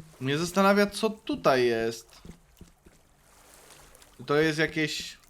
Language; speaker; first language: Polish; native; Polish